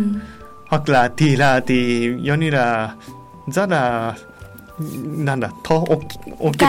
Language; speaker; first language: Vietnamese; non-native, learner; Japanese